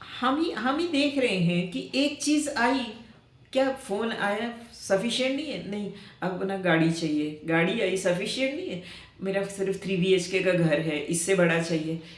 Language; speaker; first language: Hindi; non-native, local second language; Marathi